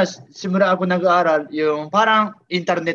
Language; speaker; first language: Filipino; non-native, learner; Japanese